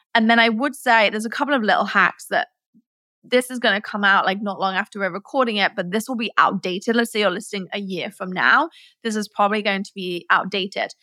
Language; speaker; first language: English; native; English